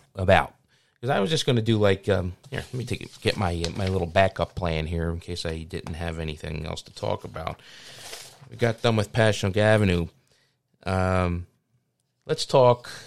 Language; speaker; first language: English; native; English